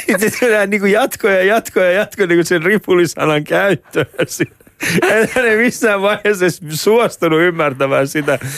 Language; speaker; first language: Finnish; early bilingual, other home language; Persian